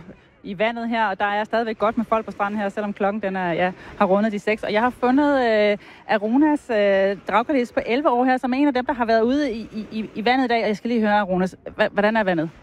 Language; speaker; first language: Danish; native; Danish